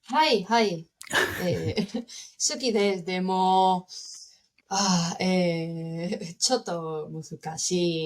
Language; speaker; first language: Japanese; non-native, learner; Spanish